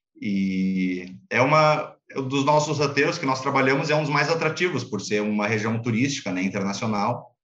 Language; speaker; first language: Portuguese; native; Portuguese